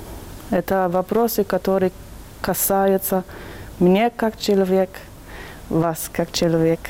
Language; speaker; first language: Russian; non-native, learner; German